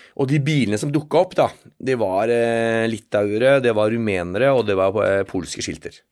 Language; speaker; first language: Norwegian; native; Norwegian